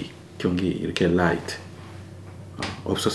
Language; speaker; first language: Korean; non-native, learner; French